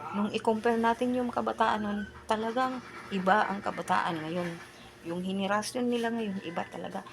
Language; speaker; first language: Filipino; non-native, local second language; Cebuano